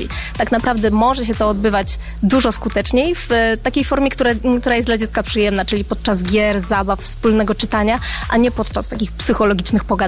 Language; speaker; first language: Polish; native; Polish